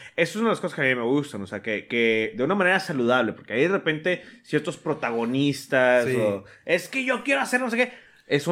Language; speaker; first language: Spanish; native; Spanish